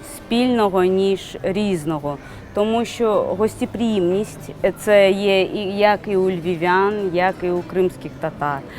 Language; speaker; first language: Ukrainian; non-native, fluent; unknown